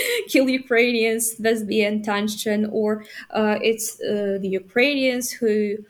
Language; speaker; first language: English; non-native, fluent; Ukrainian